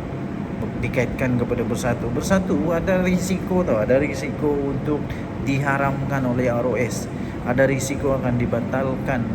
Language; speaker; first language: Malay; native; Malay